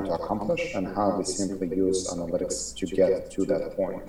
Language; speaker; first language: English; non-native, fluent; Ukrainian